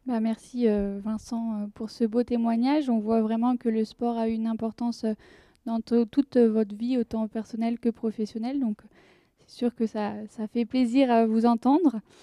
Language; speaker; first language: French; native; French